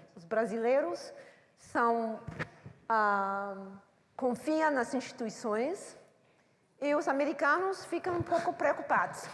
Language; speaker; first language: Portuguese; non-native, learner; English